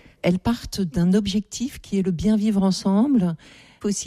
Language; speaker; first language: French; native; French